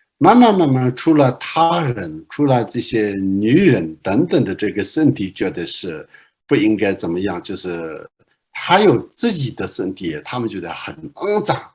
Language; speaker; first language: Chinese; non-native, local second language; Tibetan